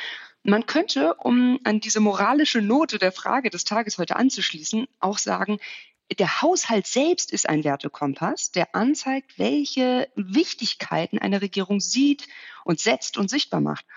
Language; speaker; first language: German; native; German